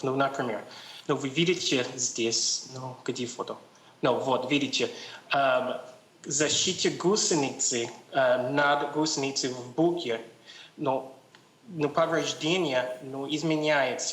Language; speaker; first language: Russian; non-native, learner; English